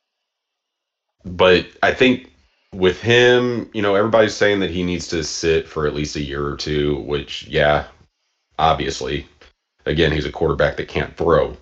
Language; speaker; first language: English; native; English